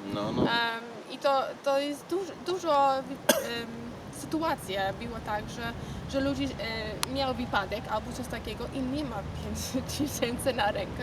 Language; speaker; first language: Polish; non-native, learner; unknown